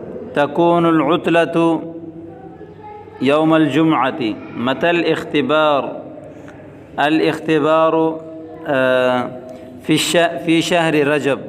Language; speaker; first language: Arabic; non-native, fluent; Urdu